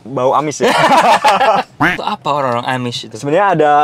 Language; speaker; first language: Indonesian; native; Indonesian